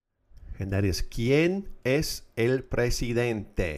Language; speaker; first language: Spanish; non-native, fluent; English